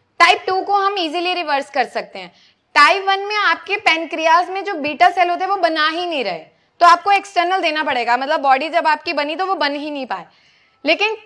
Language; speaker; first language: Hindi; native; Hindi